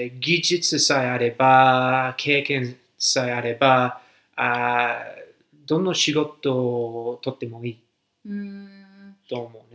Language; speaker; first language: Japanese; non-native, fluent; English